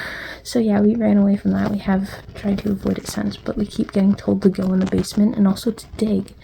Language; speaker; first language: English; native; English